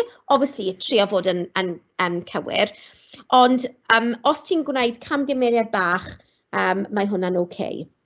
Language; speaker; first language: Welsh; non-native, local second language; English